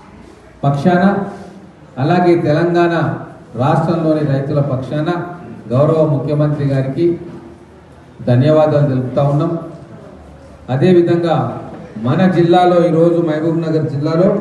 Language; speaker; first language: Telugu; native; Telugu